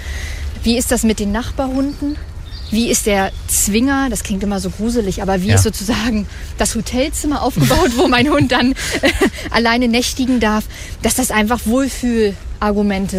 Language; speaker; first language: German; native; German